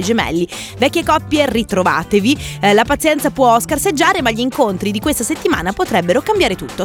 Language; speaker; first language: Italian; native; Italian